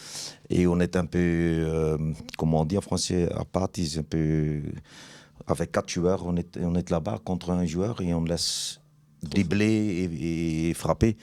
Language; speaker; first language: French; non-native, learner; Dutch